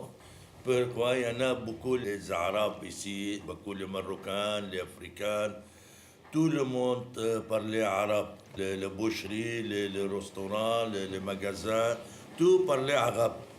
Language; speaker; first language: French; non-native, learner; Arabic